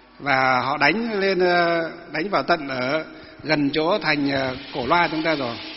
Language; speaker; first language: Vietnamese; non-native, local second language; Muong